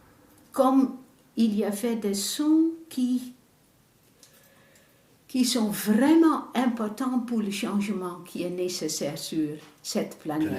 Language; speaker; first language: French; non-native, fluent; Dutch